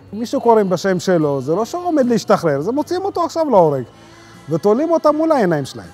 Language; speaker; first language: Hebrew; early bilingual, other home language; Amharic